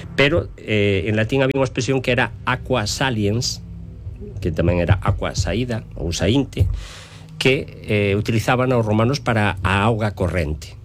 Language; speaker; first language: Galician; native; Galician